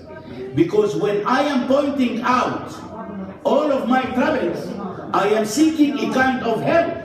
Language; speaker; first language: English; non-native, fluent; Arabic